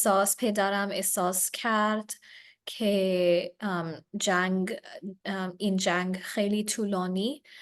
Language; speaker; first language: Persian; non-native, learner; English